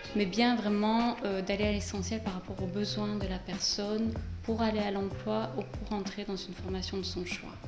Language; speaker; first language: French; native; French